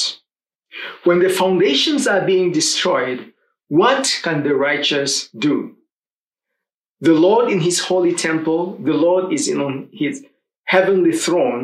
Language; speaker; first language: English; non-native, local second language; Swahili